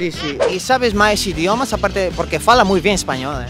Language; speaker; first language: Spanish; native; Spanish